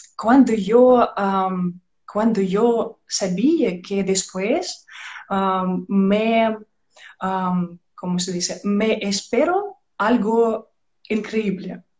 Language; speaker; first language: Spanish; non-native, learner; Russian